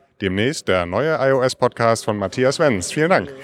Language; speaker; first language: German; native; German